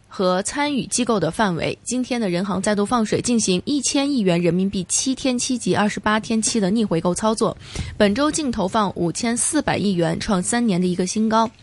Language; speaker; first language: Chinese; non-native, local second language; Cantonese